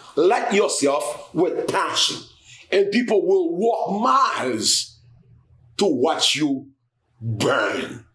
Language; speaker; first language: English; non-native, fluent; Haitian Creole